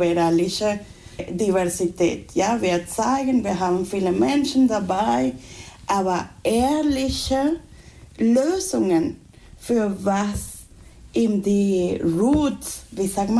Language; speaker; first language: German; non-native, fluent; Spanish